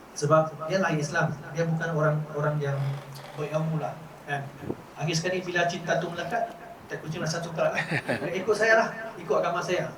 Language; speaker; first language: Malay; non-native, local second language; Chinese